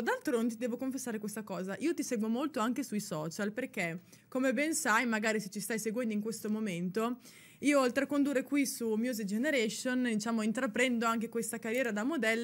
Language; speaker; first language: Italian; native; Italian